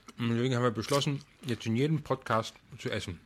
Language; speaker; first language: German; native; German